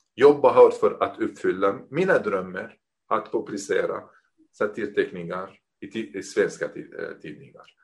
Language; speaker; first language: Swedish; non-native, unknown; Arabic